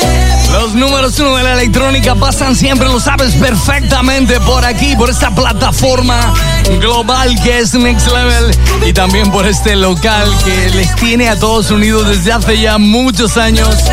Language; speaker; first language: Spanish; native; Spanish